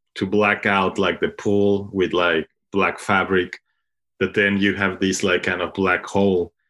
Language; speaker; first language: English; non-native, fluent; Spanish